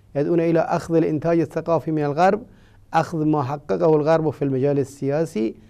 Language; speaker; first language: Arabic; non-native, fluent; Persian